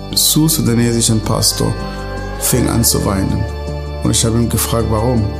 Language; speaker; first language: German; non-native, fluent; Arabic